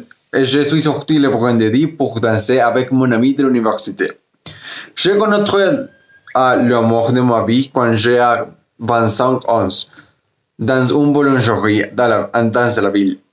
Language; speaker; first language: French; non-native, learner; Spanish